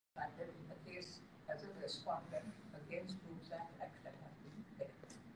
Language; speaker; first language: English; non-native, local second language; Sinhala